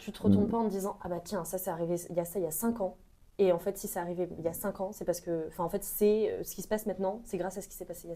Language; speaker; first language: French; native; French